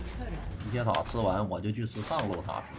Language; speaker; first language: Chinese; native; Chinese